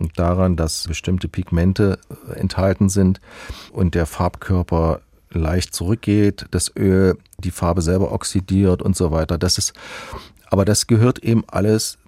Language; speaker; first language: German; native; German